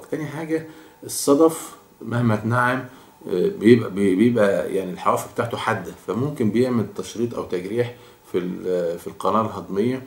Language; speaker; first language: Arabic; native; Arabic